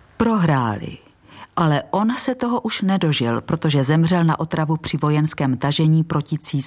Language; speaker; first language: Czech; native; Czech